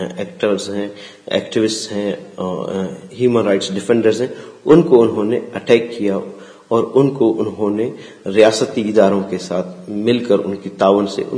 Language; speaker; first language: Urdu; non-native, local second language; Baluchi